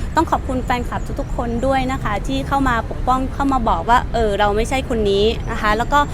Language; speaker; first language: Thai; native; Thai